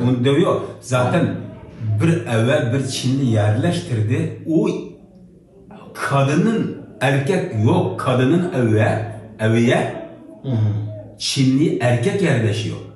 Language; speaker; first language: Turkish; non-native, learner; Uyghur